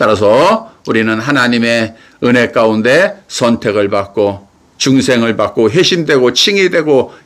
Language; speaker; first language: Korean; native; Korean